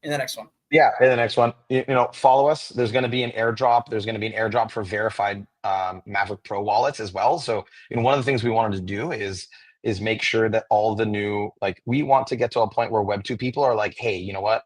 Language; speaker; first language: English; native; English